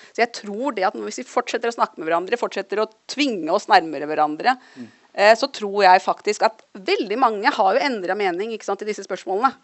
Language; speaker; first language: Norwegian; early bilingual, other home language; Urdu